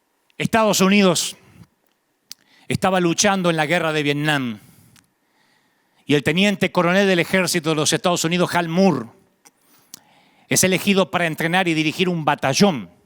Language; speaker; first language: Spanish; native; Spanish